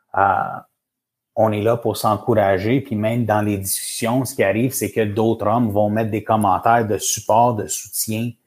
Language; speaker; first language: French; native; French